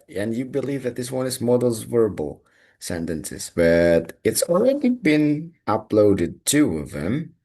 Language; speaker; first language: English; non-native, fluent; Indonesian